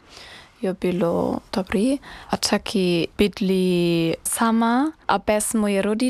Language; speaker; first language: Czech; non-native, learner; German